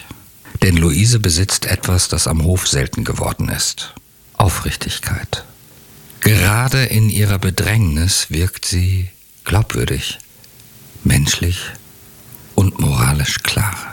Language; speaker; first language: German; native; German